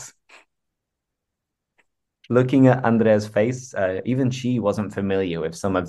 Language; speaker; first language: English; native; English